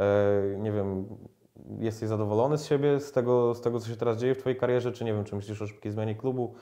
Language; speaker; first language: Polish; native; Polish